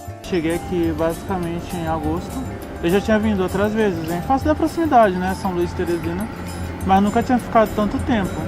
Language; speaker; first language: Portuguese; native; Portuguese